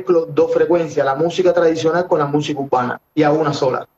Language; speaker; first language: Spanish; native; Spanish